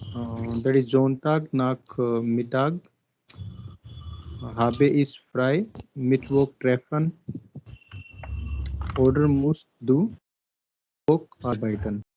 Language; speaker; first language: German; non-native, learner; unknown